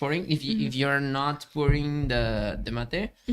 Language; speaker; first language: English; non-native, learner; Spanish